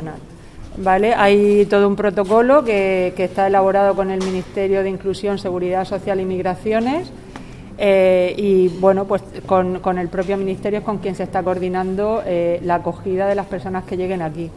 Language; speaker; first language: Spanish; native; Spanish